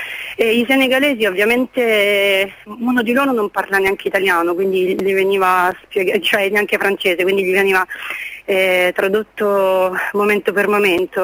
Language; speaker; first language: Italian; native; Italian